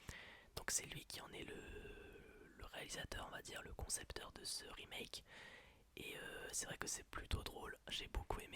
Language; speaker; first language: French; native; French